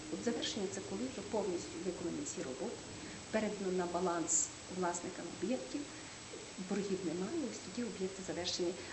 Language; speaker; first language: Ukrainian; native; Ukrainian